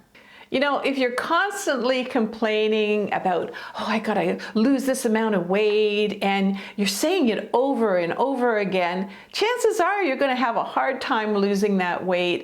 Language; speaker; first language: English; native; English